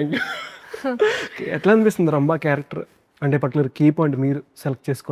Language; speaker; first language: Telugu; native; Telugu